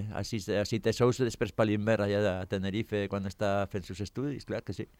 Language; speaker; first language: Catalan; non-native, fluent; Basque